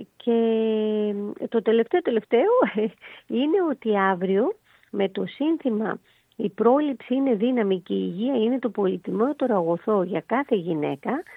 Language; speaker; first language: Greek; native; Greek